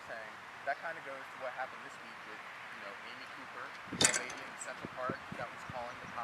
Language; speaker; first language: English; native; English